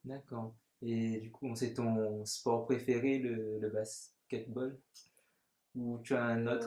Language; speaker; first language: French; native; French